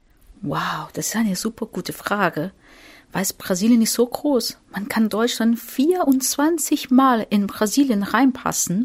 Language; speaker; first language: German; non-native, fluent; Portuguese